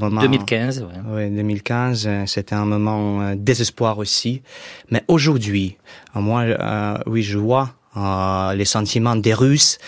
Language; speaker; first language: French; non-native, fluent; Russian